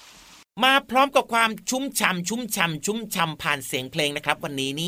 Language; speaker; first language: Thai; native; Thai